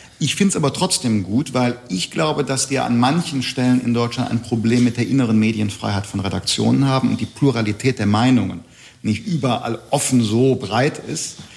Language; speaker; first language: German; native; German